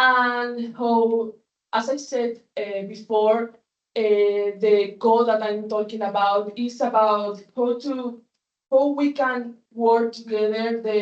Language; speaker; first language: English; non-native, fluent; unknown